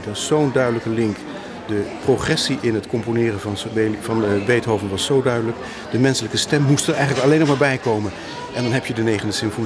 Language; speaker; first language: Dutch; native; Dutch